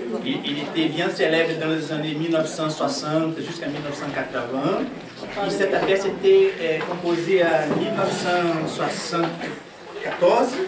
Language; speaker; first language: French; non-native, fluent; Portuguese